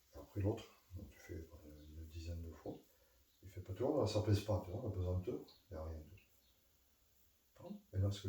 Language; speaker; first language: French; native; French